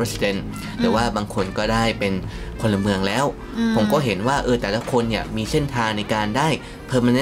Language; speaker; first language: Thai; native; Thai